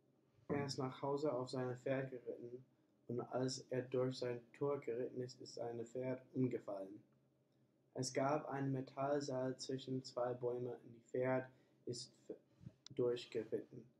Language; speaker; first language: German; non-native, learner; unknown